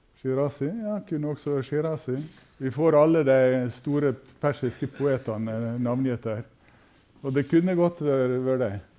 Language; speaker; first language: Norwegian; native; Norwegian